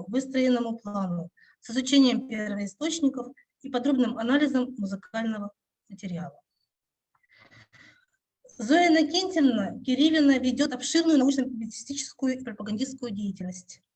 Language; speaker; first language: Russian; native; Russian